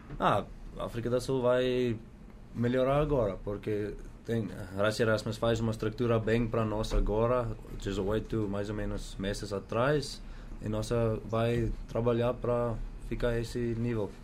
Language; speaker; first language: Portuguese; non-native, learner; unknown